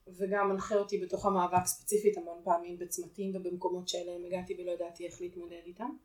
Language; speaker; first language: Hebrew; native; Hebrew